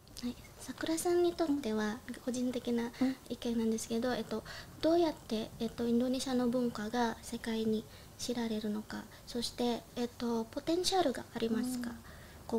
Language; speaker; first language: Japanese; non-native, learner; Indonesian